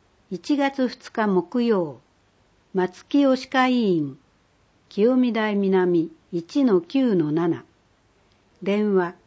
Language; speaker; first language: Japanese; native; Japanese